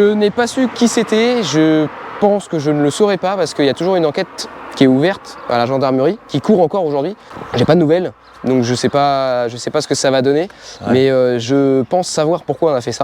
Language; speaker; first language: French; native; French